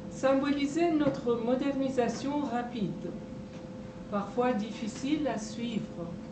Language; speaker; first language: French; non-native, fluent; Persian